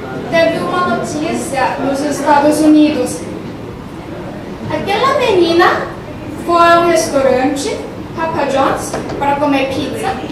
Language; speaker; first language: Portuguese; non-native, fluent; Korean